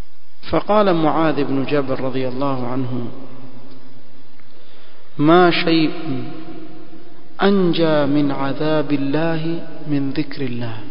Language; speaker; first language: Arabic; non-native, fluent; Swahili